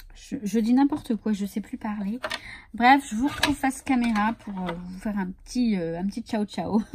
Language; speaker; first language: French; native; French